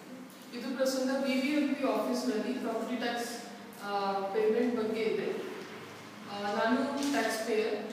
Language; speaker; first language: Kannada; non-native, learner; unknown